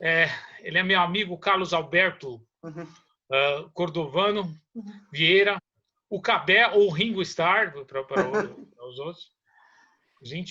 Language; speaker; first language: Portuguese; native; Portuguese